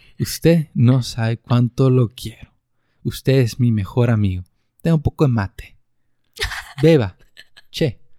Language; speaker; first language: Spanish; native; Spanish